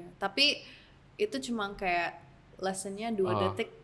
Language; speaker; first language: Indonesian; early bilingual, heritage; English